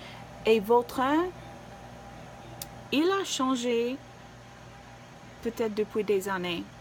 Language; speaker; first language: French; non-native, learner; English